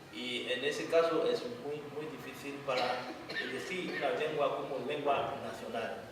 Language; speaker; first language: Spanish; non-native, fluent; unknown